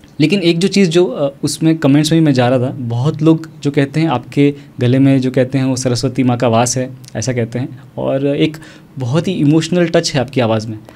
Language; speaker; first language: Hindi; native; Hindi